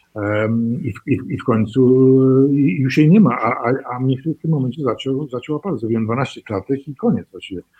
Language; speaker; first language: Polish; early bilingual, heritage; Polish